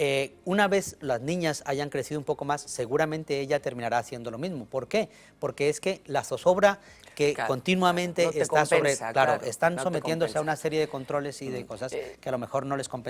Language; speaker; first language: Spanish; native; Spanish